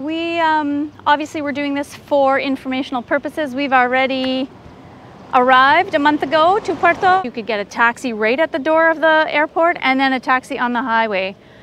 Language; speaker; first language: English; native; English